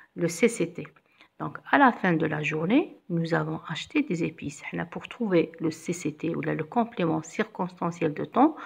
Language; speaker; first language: French; non-native, local second language; Arabic